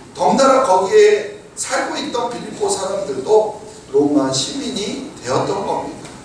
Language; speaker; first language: Korean; native; Korean